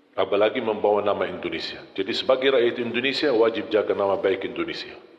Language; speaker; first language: Malay; non-native, fluent; Arabic